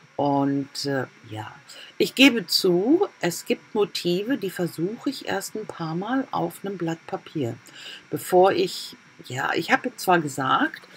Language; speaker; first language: German; native; German